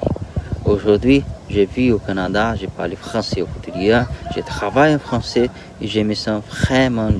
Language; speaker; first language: French; non-native, fluent; Portuguese